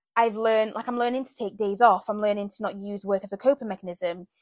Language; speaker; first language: English; early bilingual, other home language; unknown